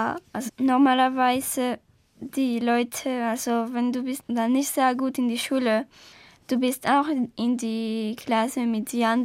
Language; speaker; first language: German; non-native, learner; Spanish